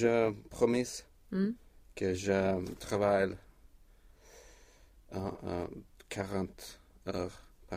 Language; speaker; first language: French; non-native, learner; Swedish